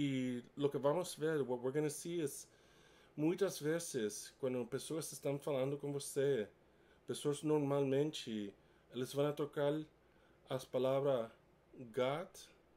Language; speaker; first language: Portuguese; non-native, learner; English